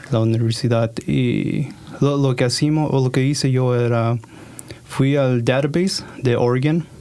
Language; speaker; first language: Spanish; early bilingual, heritage; Spanish